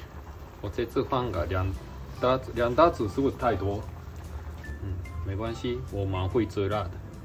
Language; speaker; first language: Chinese; non-native, fluent; Japanese